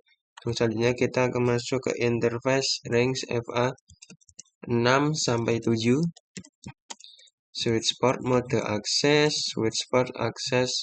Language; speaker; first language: Indonesian; native; Indonesian